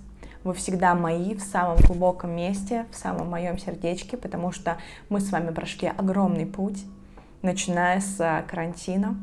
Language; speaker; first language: Russian; native; Russian